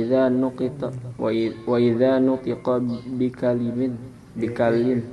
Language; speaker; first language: Arabic; non-native, learner; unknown